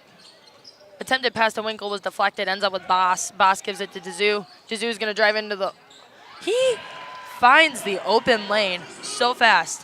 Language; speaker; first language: English; native; English